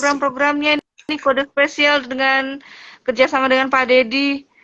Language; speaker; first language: Indonesian; native; Indonesian